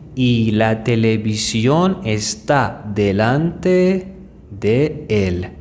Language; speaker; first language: Spanish; non-native, fluent; Persian